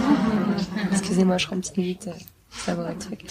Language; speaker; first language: French; native; French